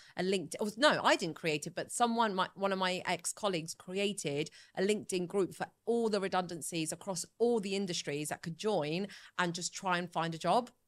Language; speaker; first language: English; early bilingual, other home language; Italian